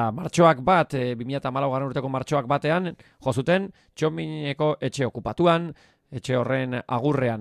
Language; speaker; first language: Basque; native; Basque